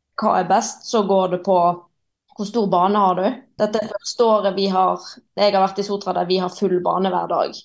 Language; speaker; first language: Norwegian; native; Norwegian